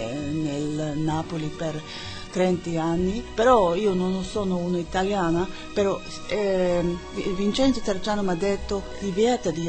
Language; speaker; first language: Italian; non-native, learner; German